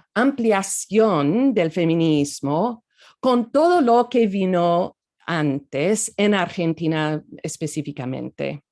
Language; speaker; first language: Spanish; non-native, fluent; English